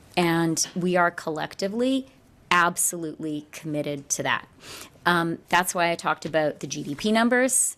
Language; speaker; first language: English; native; English